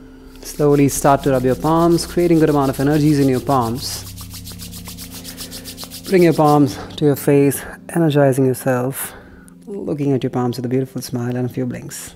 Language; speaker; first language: English; non-native, local second language; Hindi